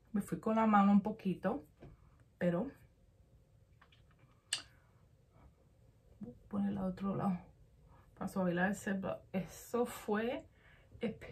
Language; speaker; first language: Spanish; early bilingual, heritage; Spanish